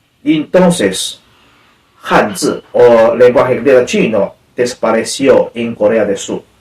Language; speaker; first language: Spanish; non-native, learner; Chinese